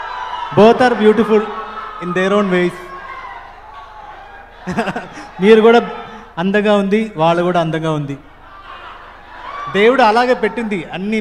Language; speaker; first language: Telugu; non-native, learner; Malayalam